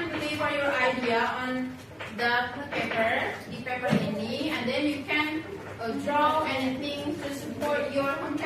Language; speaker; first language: English; non-native, learner; Indonesian